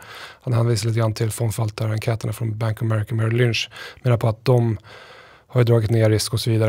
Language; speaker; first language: Swedish; native; Swedish